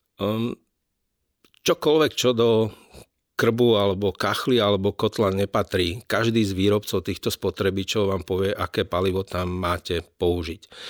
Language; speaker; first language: Slovak; native; Slovak